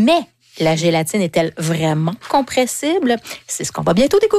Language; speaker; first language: French; native; French